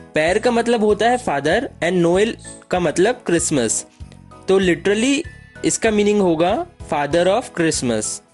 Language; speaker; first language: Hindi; native; Hindi